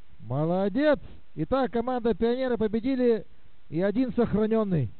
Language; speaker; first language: Russian; native; Russian